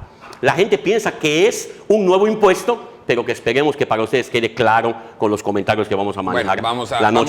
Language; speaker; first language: Spanish; native; Spanish